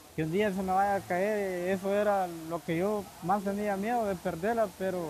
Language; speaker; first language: Spanish; native; Spanish